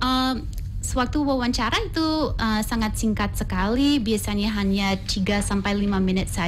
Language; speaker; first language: Indonesian; non-native, fluent; English